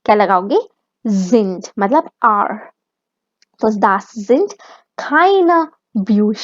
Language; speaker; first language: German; non-native, fluent; Hindi